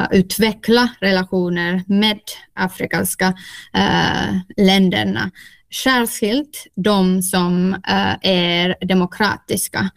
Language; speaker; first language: Swedish; non-native, local second language; Finnish